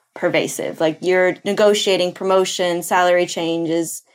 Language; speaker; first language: English; non-native, fluent; Portuguese